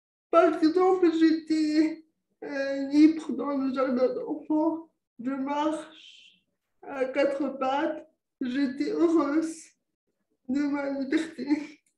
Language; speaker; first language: French; non-native, local second language; Arabic